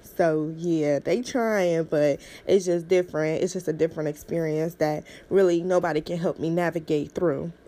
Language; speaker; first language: English; native; English